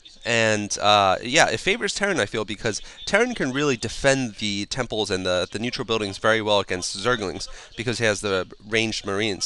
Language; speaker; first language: English; native; English